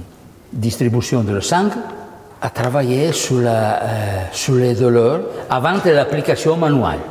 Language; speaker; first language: French; non-native, learner; Italian